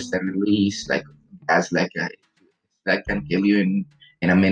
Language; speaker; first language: English; non-native, fluent; Arabic